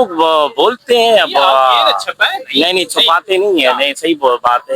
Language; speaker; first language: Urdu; non-native, local second language; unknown